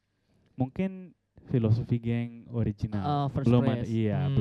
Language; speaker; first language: Indonesian; non-native, fluent; Dutch